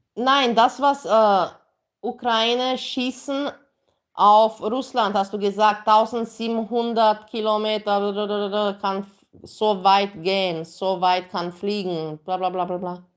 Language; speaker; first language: German; non-native, learner; English